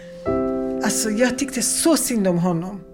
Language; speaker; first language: Swedish; non-native, fluent; Kurdish